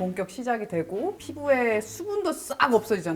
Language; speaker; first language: Korean; native; Korean